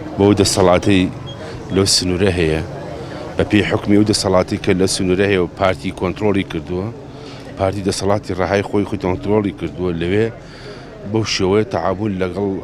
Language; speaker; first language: Central Kurdish; native; Central Kurdish